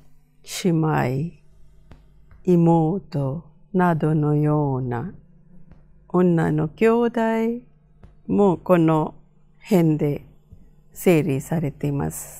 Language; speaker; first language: Japanese; non-native, fluent; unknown